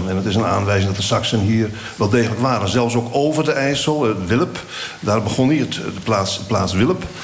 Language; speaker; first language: Dutch; native; Dutch